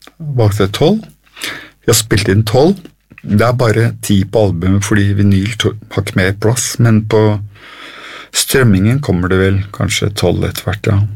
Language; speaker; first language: Norwegian; native; Norwegian